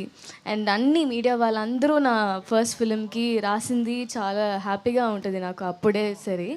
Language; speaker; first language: Telugu; non-native, learner; Tamil